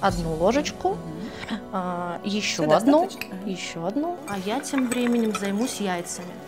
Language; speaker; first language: Russian; native; Russian